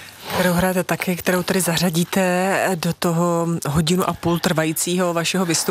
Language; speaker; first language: Czech; native; Czech